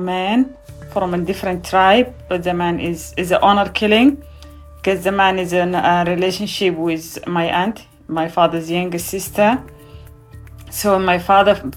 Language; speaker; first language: English; non-native, fluent; Arabic